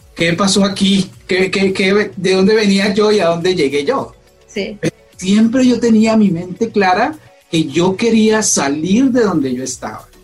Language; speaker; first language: Spanish; native; Spanish